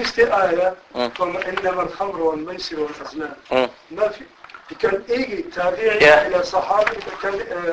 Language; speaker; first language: Danish; non-native, learner; Arabic